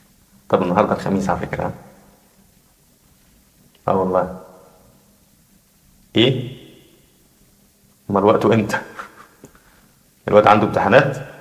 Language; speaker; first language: Arabic; native; Arabic